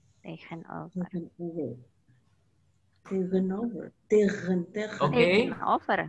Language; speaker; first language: Dutch; non-native, learner; Indonesian